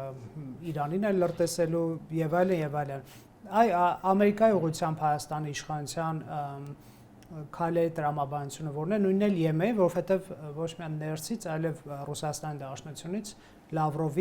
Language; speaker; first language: Armenian; native; Armenian